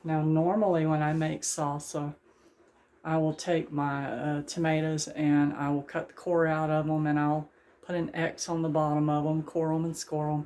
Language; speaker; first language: English; native; English